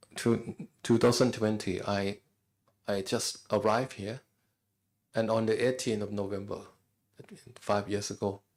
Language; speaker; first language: English; non-native, fluent; Thai